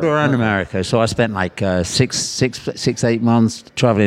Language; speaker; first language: English; native; English